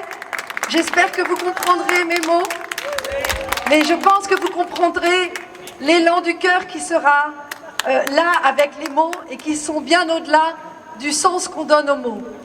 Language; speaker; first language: French; native; French